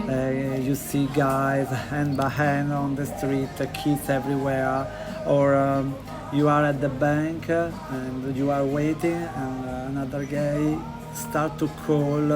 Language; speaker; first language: English; non-native, learner; Italian